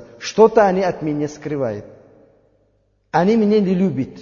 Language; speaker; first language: Russian; non-native, learner; Uzbek